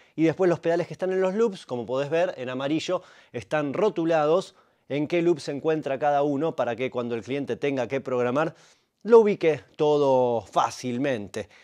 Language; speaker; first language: Spanish; native; Spanish